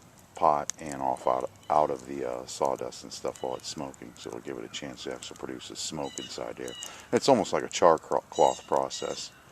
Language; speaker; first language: English; native; English